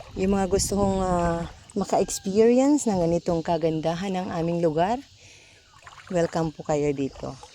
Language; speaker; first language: Filipino; non-native, local second language; Bikol